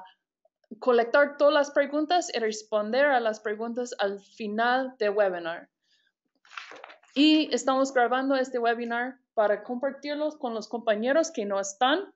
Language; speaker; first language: Spanish; non-native, fluent; English